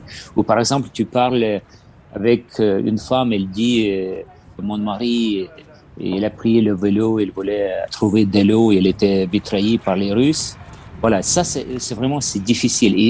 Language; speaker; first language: French; non-native, fluent; Ukrainian